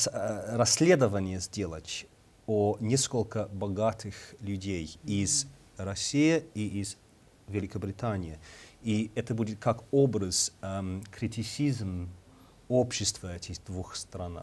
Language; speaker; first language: Russian; non-native, learner; English